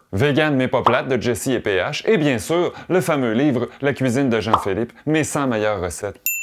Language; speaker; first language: French; native; French